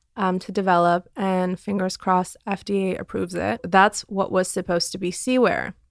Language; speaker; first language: English; non-native, fluent; Armenian